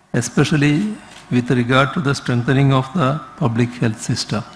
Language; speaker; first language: English; non-native, local second language; Malayalam